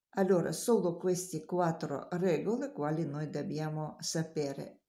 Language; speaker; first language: Italian; non-native, learner; Russian